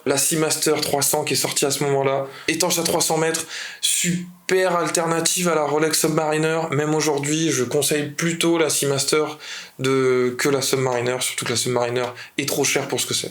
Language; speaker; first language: French; native; French